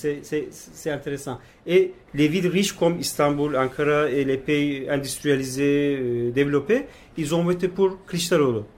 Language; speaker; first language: French; non-native, fluent; Turkish